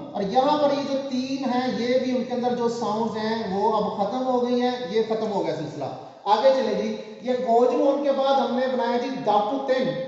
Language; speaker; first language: Urdu; native; Urdu